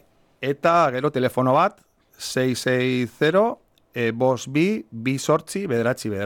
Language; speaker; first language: Basque; non-native, local second language; Spanish